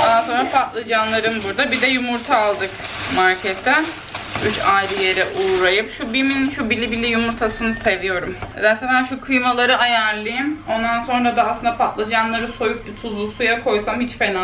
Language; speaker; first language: Turkish; native; Turkish